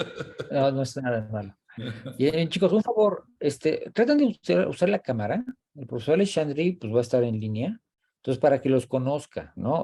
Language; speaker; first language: Spanish; native; Spanish